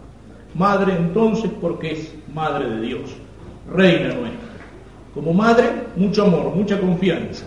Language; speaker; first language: Spanish; native; Spanish